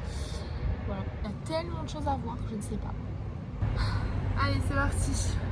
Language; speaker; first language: French; native; French